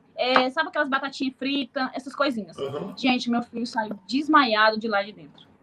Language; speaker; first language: Portuguese; native; Portuguese